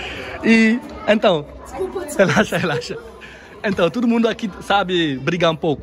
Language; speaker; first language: Portuguese; non-native, learner; German